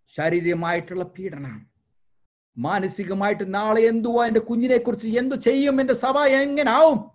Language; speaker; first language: Malayalam; early bilingual, heritage; Malayalam